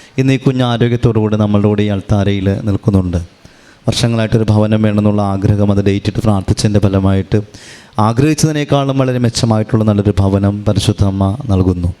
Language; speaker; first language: Malayalam; native; Malayalam